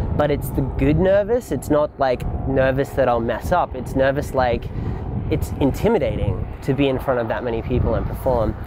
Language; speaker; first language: English; native; English